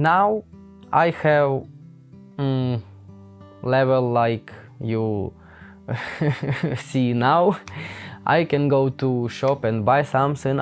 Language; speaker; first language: English; non-native, learner; Ukrainian